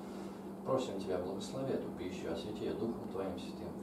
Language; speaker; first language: Russian; native; Russian